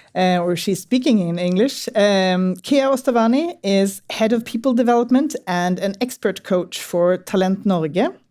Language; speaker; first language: English; non-native, fluent; Norwegian